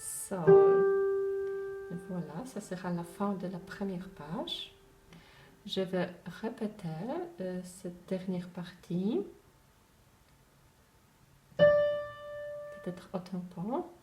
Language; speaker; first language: French; non-native, fluent; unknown